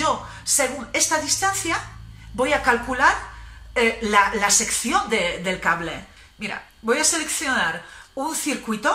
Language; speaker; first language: Spanish; non-native, fluent; Polish